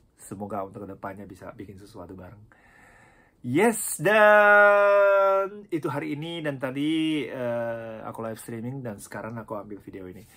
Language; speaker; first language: Indonesian; non-native, fluent; Japanese